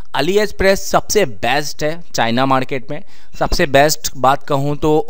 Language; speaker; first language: Hindi; native; Hindi